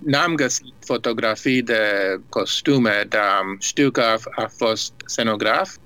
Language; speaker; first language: Romanian; early bilingual, heritage; Romanian